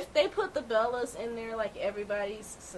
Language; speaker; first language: English; native; English